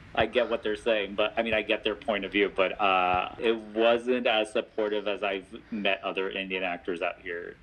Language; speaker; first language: English; native; English